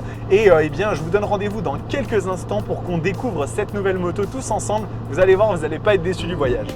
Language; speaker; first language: French; native; French